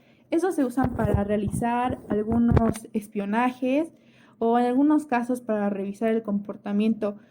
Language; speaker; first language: Spanish; native; Spanish